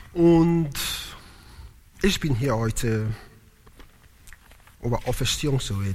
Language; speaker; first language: German; non-native, learner; Italian